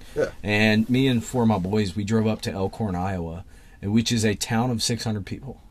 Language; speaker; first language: English; native; English